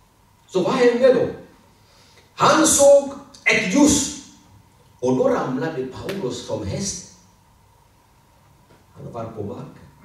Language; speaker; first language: Swedish; non-native, fluent; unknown